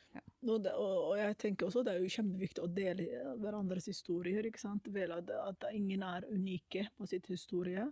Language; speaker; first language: Norwegian; non-native, fluent; Somali